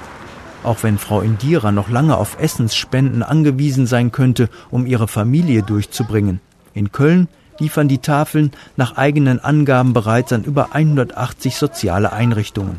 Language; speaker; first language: German; native; German